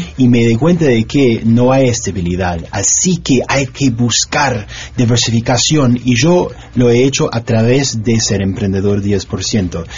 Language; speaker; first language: Spanish; non-native, fluent; English